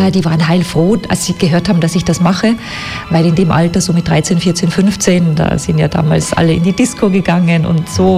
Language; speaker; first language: German; native; German